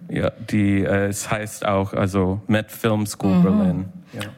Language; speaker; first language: German; non-native, learner; English